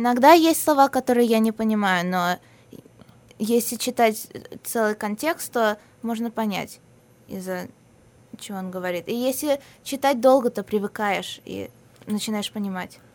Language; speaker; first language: Russian; early bilingual, heritage; Russian